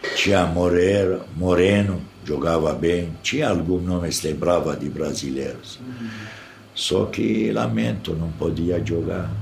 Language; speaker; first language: Portuguese; non-native, learner; Arabic